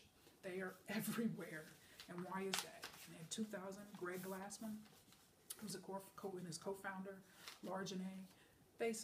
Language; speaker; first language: English; native; English